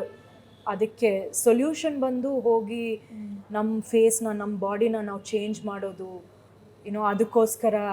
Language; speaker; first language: Kannada; non-native, local second language; Malayalam